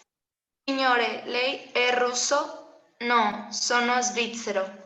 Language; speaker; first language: Italian; non-native, learner; Spanish